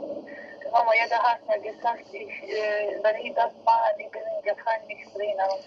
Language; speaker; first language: German; non-native, learner; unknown